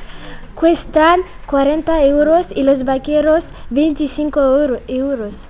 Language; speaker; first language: Spanish; non-native, learner; French